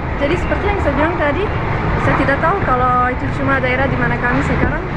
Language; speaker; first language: Indonesian; non-native, learner; English